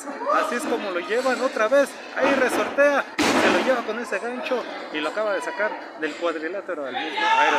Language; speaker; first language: Spanish; native; Spanish